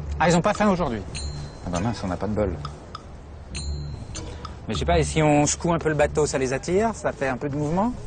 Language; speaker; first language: French; native; French